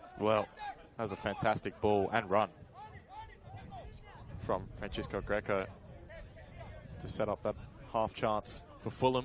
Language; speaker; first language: English; native; English